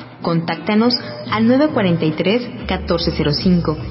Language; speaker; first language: Spanish; native; Spanish